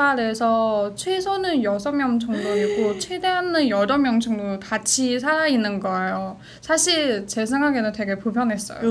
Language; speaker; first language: Korean; non-native, fluent; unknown